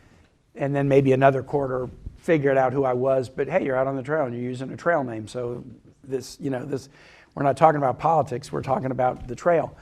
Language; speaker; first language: English; native; English